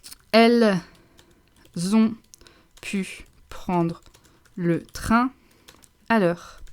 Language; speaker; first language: French; non-native, fluent; English